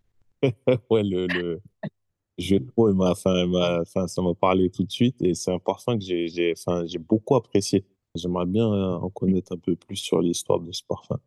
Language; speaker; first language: French; native; French